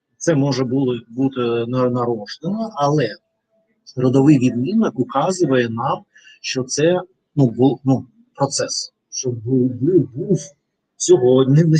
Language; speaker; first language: Ukrainian; non-native, learner; Russian